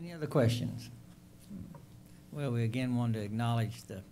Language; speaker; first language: English; native; English